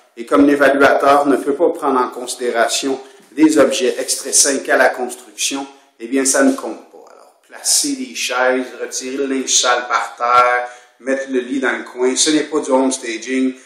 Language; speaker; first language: French; native; French